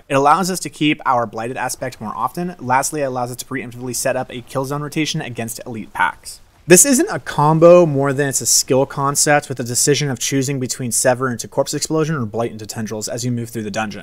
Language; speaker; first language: English; native; English